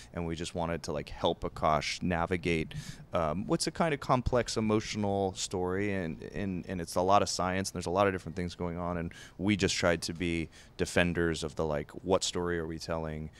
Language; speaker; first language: English; native; English